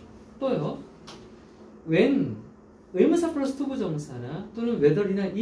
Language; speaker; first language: Korean; native; Korean